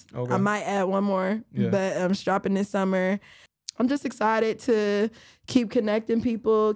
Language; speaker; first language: English; native; English